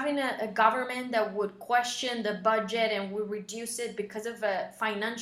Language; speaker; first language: English; non-native, fluent; Spanish